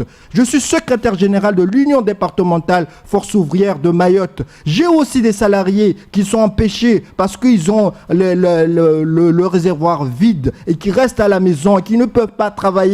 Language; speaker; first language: French; non-native, local second language; Comorian